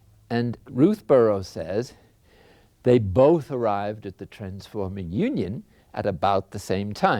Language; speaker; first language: English; native; English